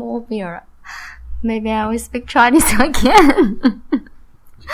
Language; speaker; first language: English; non-native, learner; Chinese